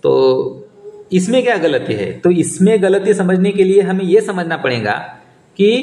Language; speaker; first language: Hindi; non-native, local second language; Marathi